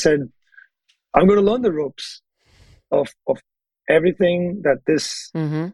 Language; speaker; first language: English; non-native, local second language; Telugu